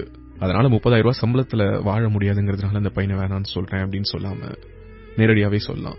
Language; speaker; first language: Tamil; native; Tamil